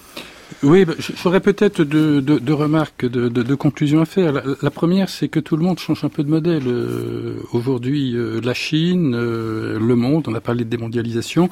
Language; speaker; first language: French; native; French